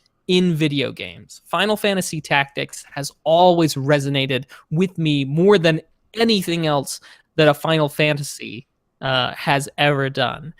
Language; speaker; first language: English; native; English